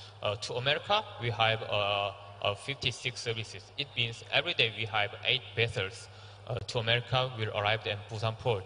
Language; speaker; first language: English; non-native, learner; Korean